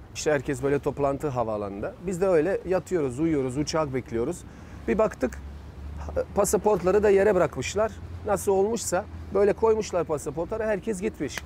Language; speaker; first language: Turkish; non-native, fluent; Bosnian